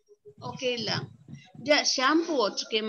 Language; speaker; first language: Japanese; non-native, fluent; Filipino